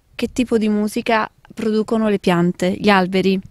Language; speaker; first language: Italian; native; Italian